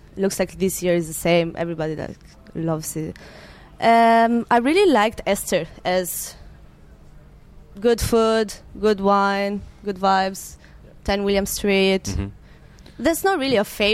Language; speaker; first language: English; non-native, fluent; Italian